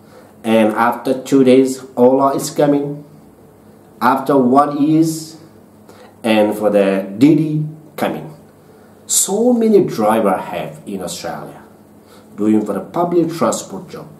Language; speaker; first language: English; non-native, learner; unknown